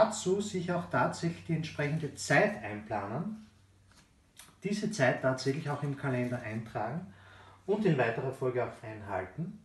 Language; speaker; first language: German; native; German